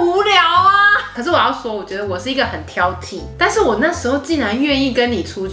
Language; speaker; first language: Chinese; native; Chinese